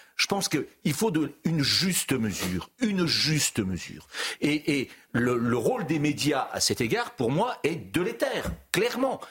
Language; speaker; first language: French; native; French